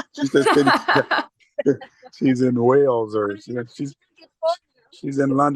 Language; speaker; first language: English; native; English